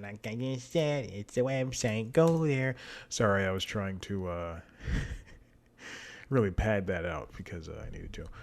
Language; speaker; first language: English; native; English